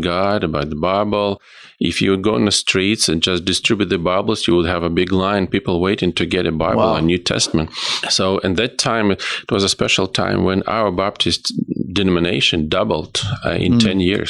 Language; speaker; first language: English; non-native, fluent; Ukrainian